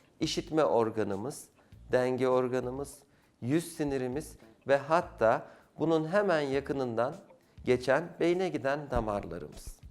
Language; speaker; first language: Turkish; native; Turkish